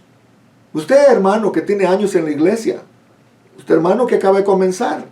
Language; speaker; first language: Spanish; native; Spanish